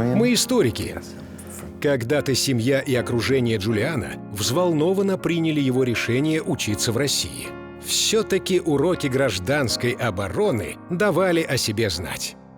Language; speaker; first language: Russian; native; Russian